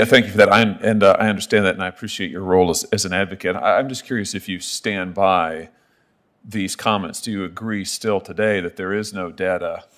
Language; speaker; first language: English; native; English